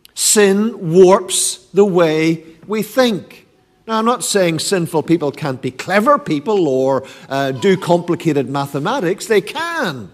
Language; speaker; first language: English; native; English